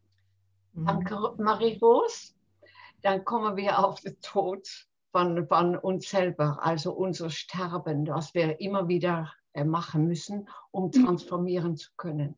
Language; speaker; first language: German; non-native, fluent; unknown